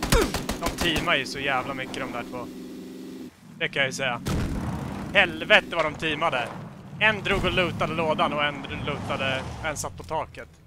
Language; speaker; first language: Swedish; native; Swedish